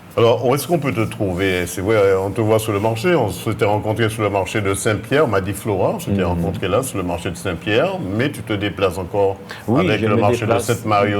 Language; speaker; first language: French; native; French